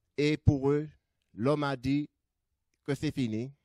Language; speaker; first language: French; native; French